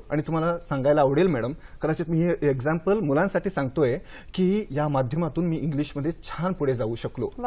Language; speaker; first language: Marathi; non-native, local second language; Kannada